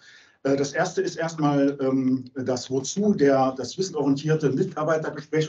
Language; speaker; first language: German; native; German